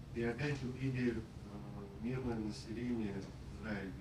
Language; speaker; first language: Russian; non-native, fluent; Italian